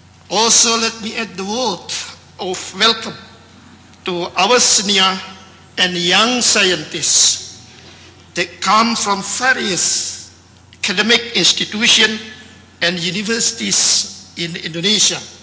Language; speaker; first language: English; non-native, fluent; Indonesian